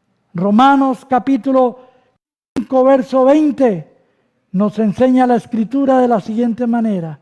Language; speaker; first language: Spanish; native; Spanish